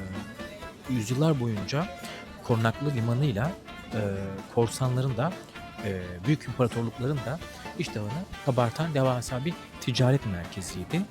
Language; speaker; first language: Turkish; native; Turkish